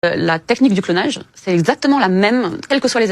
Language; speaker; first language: French; native; French